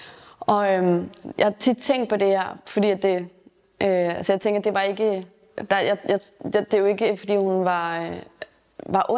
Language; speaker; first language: Danish; native; Danish